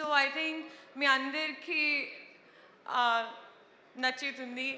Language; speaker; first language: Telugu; non-native, learner; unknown